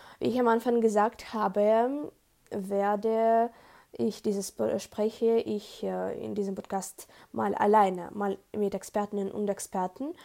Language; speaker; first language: German; non-native, learner; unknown